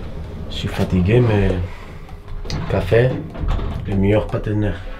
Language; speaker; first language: French; non-native, learner; Spanish